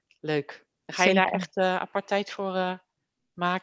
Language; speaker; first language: Dutch; native; Dutch